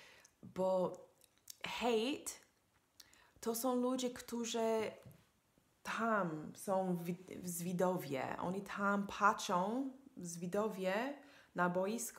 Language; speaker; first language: Polish; non-native, fluent; English